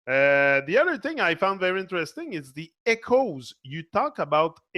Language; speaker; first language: English; non-native, fluent; French